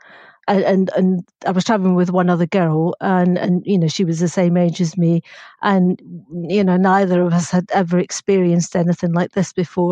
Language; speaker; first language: English; native; English